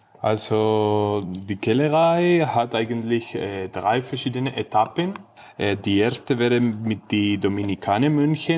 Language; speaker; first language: German; non-native, fluent; Spanish